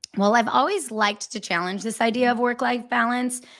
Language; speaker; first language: English; native; English